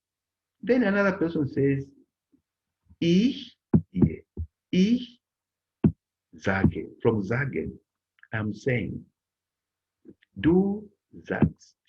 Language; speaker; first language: German; non-native, learner; Bemba